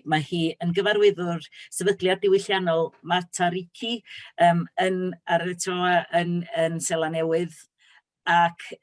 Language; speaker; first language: Welsh; native; Welsh